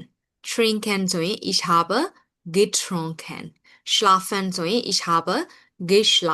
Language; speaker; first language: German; non-native, fluent; Burmese